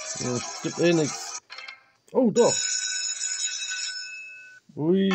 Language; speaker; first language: German; native; German